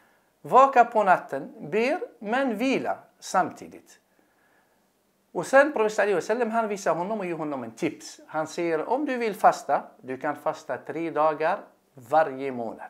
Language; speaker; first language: Swedish; non-native, fluent; Arabic